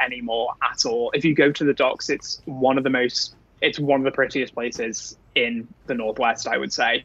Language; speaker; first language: English; native; English